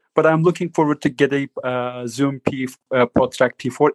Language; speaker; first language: English; non-native, fluent; Turkish